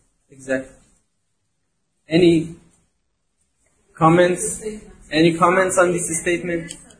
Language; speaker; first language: English; non-native, fluent; Persian